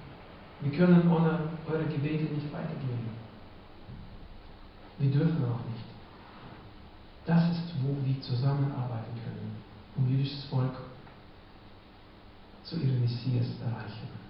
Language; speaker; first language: German; non-native, fluent; Russian